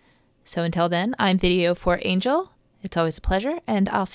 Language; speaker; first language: English; native; English